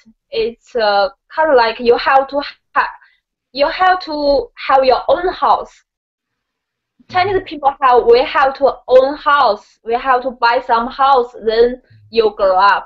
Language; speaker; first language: English; non-native, learner; Chinese